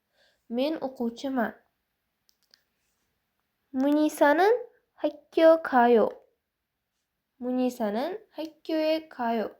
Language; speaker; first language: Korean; non-native, fluent; Uzbek